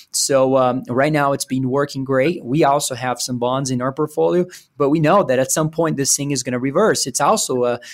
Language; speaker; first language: English; non-native, fluent; Portuguese